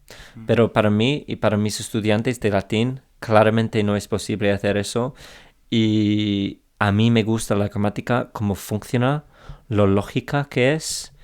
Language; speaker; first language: Spanish; non-native, fluent; English